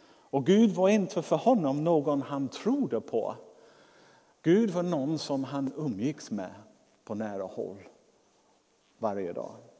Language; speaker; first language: Swedish; non-native, fluent; English